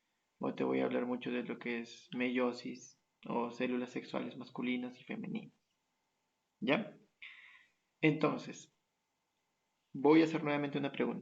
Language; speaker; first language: Spanish; native; Spanish